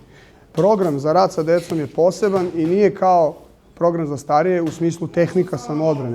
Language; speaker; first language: Bosnian; native; Bosnian